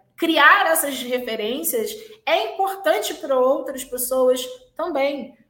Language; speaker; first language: Portuguese; native; Portuguese